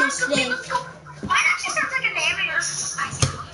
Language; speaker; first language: English; native; English